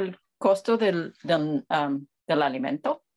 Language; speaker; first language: Spanish; non-native, fluent; English